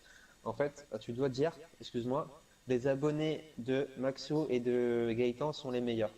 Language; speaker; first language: French; native; French